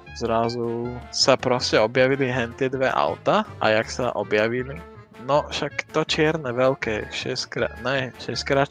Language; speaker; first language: Slovak; native; Slovak